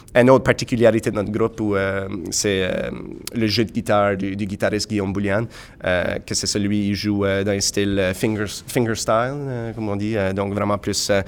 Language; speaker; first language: French; native; French